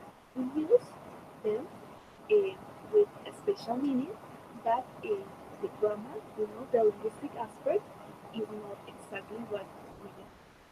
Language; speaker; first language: English; non-native, fluent; Spanish